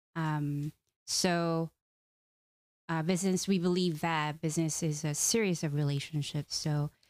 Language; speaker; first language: English; non-native, fluent; Korean